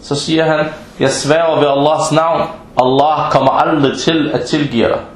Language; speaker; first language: Danish; non-native, fluent; Arabic